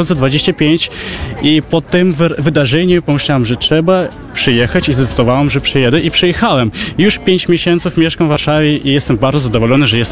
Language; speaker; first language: Polish; non-native, fluent; Russian